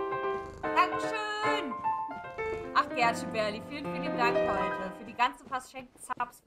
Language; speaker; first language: German; native; German